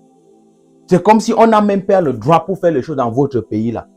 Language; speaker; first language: French; non-native, local second language; English